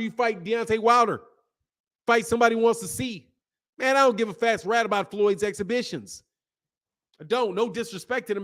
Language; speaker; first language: English; native; English